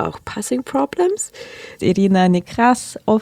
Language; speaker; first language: German; early bilingual, other home language; Russian